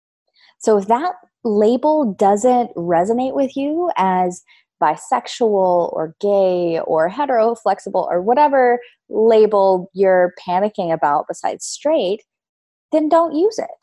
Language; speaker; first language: English; native; English